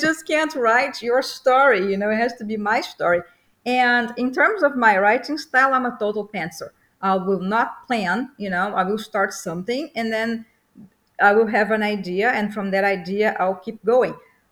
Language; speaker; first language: English; non-native, fluent; Portuguese